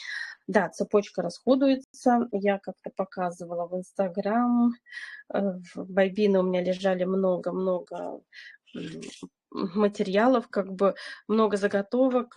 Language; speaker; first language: Russian; native; Russian